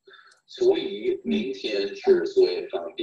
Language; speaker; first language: Chinese; non-native, fluent; English